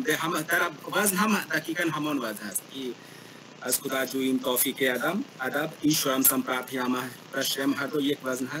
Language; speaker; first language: Persian; non-native, learner; Hindi